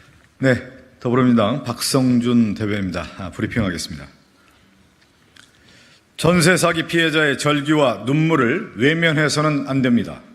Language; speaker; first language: Korean; native; Korean